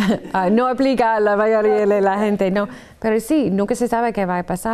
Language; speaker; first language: Spanish; non-native, fluent; English